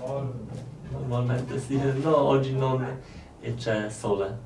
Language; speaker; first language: Italian; non-native, learner; Polish